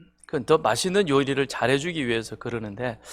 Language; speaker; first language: Korean; native; Korean